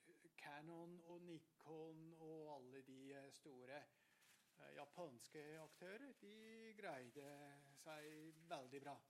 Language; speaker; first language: Norwegian; non-native, fluent; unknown